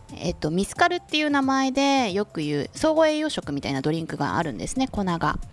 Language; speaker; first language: Japanese; non-native, fluent; Korean